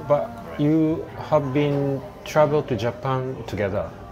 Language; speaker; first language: English; non-native, fluent; Japanese